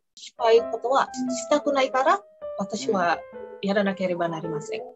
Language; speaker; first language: Japanese; non-native, learner; Indonesian